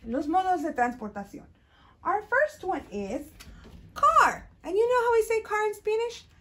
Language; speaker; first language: English; early bilingual, other home language; Spanish